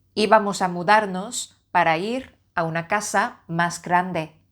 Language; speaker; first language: Spanish; non-native, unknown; Korean